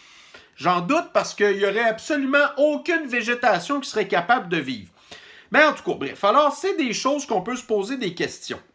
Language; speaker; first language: French; native; French